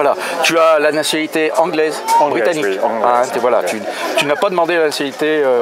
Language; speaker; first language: French; native; French